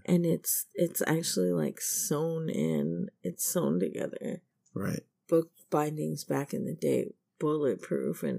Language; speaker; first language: English; native; English